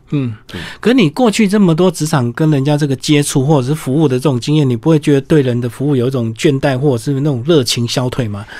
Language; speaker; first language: Chinese; native; Chinese